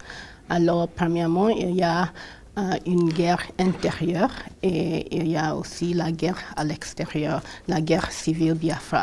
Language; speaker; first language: French; non-native, fluent; English